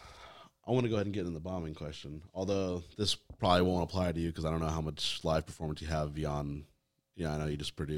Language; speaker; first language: English; native; English